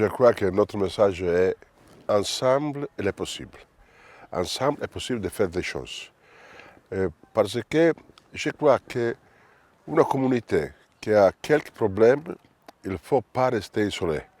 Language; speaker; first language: French; non-native, fluent; Italian